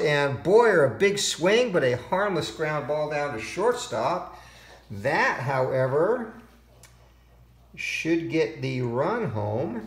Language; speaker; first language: English; native; English